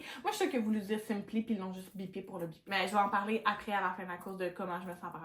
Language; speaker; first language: French; native; French